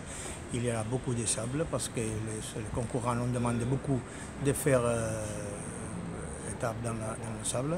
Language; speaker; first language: French; non-native, fluent; Spanish